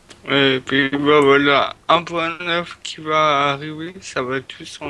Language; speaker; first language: French; native; French